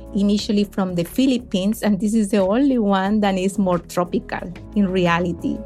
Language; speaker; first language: English; non-native, fluent; Spanish